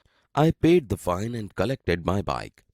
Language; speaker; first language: English; non-native, local second language; Gujarati